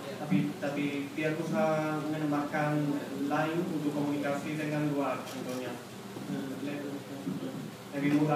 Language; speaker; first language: Indonesian; non-native, fluent; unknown